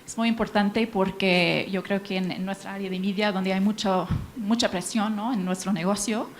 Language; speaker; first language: Spanish; non-native, fluent; English